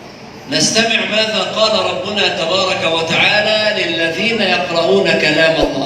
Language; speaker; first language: Arabic; native; Arabic